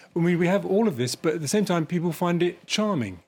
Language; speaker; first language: English; native; English